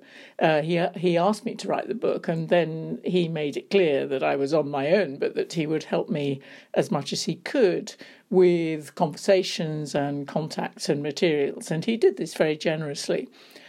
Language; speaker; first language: English; native; English